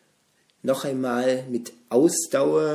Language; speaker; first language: German; native; German